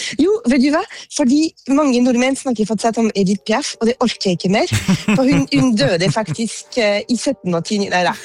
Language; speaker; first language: Norwegian; non-native, fluent; French